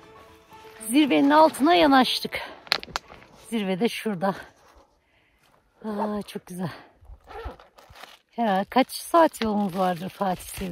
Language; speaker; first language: Turkish; native; Turkish